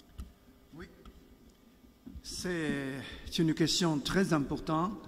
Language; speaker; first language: French; non-native, learner; Japanese